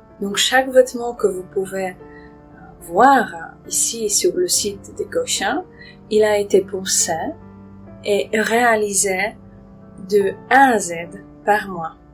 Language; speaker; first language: French; non-native, fluent; Polish